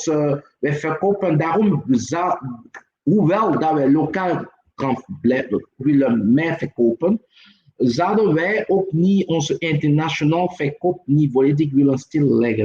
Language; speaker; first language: Dutch; non-native, local second language; French